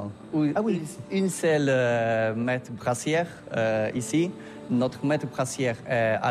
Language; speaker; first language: French; non-native, learner; Polish